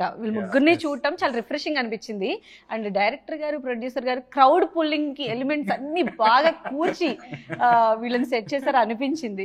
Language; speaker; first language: Telugu; native; Telugu